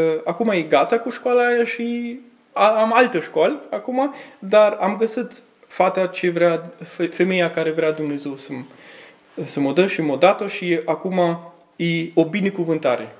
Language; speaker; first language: Romanian; early bilingual, heritage; Romanian